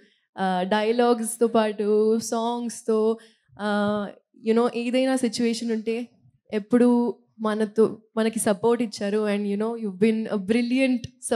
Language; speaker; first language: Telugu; non-native, local second language; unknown